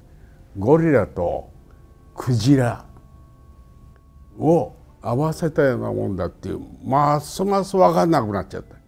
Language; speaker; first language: Japanese; native; Japanese